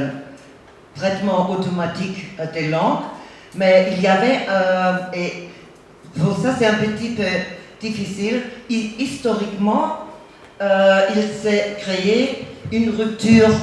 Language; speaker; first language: French; non-native, fluent; German